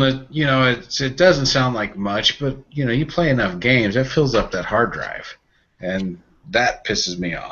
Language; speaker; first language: English; native; English